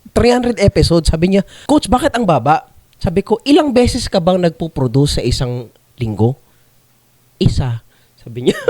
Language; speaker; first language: Filipino; non-native, local second language; Cebuano